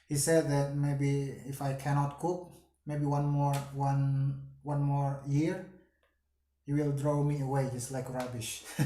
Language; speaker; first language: English; non-native, learner; Russian